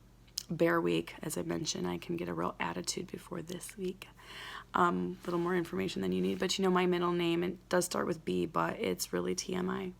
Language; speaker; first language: English; native; English